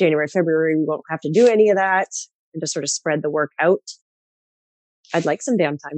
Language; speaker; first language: English; native; English